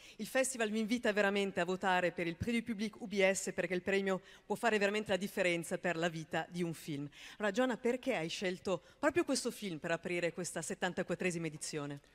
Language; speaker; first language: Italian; native; Italian